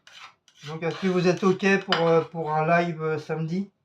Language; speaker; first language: French; native; French